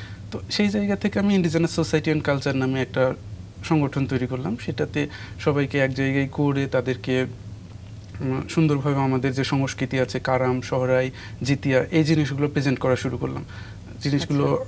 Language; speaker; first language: Bangla; non-native, local second language; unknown